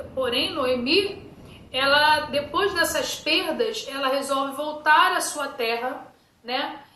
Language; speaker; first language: Portuguese; native; Portuguese